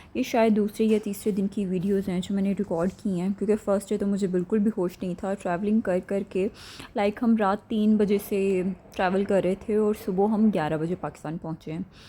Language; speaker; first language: Urdu; native; Urdu